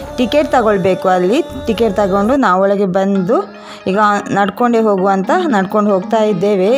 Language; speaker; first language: Kannada; non-native, local second language; Tulu